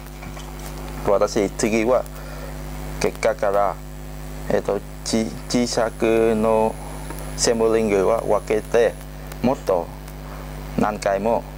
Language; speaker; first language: Japanese; non-native, learner; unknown